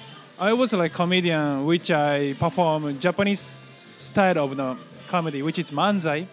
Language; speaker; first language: English; non-native, learner; Japanese